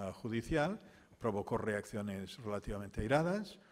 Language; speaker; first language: Spanish; non-native, local second language; Catalan